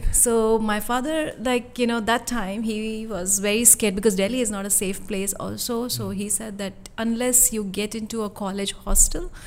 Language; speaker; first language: English; non-native, local second language; Hindi